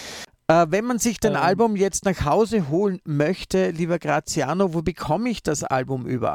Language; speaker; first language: German; native; German